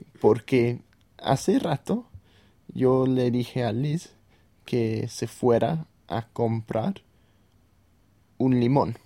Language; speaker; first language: Spanish; non-native, fluent; English